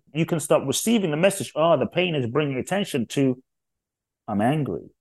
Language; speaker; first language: English; native; English